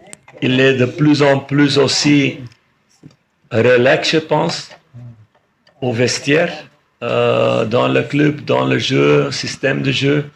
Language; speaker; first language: French; non-native, fluent; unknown